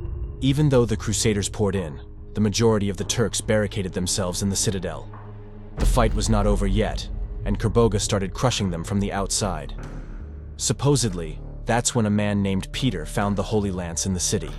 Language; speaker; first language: English; native; English